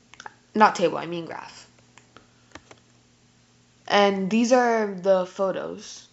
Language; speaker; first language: English; native; English